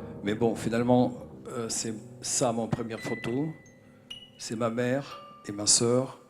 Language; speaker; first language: French; non-native, fluent; Russian